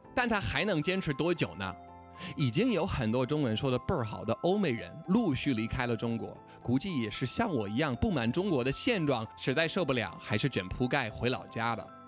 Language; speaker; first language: Chinese; non-native, fluent; English